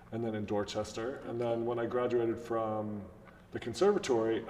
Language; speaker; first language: English; native; English